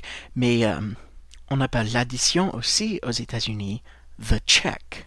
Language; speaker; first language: French; non-native, fluent; English